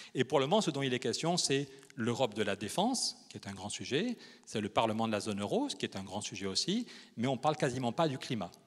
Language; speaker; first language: French; native; French